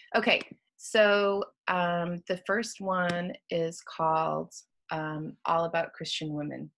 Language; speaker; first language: English; native; English